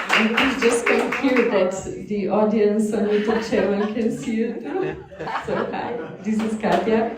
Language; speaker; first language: English; non-native, fluent; Slovenian